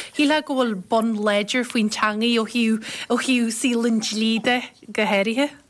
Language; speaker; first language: Irish; native; Irish